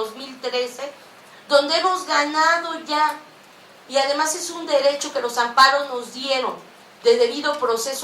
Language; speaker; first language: Spanish; native; Spanish